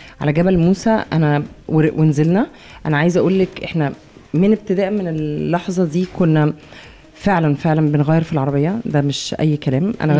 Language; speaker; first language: Arabic; native; Arabic